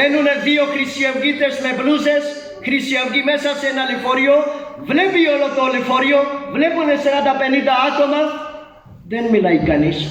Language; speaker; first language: Greek; non-native, fluent; Urdu